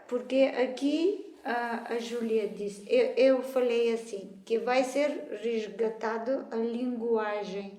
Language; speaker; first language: Portuguese; non-native, fluent; Bulgarian